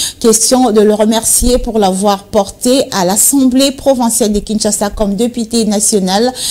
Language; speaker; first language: French; non-native, local second language; Lingala